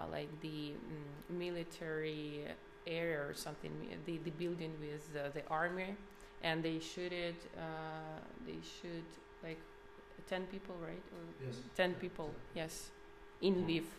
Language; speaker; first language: English; non-native, fluent; Ukrainian